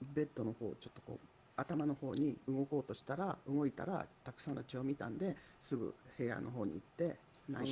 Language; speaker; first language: Japanese; native; Japanese